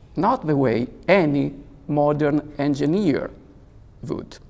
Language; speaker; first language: English; non-native, fluent; Italian